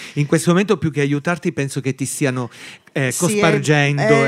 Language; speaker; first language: Italian; native; Italian